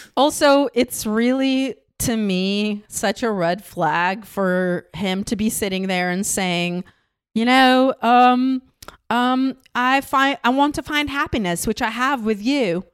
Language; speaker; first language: English; non-native, fluent; Russian